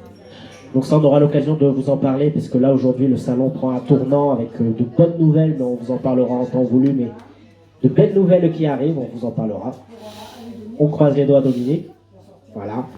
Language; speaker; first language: French; native; French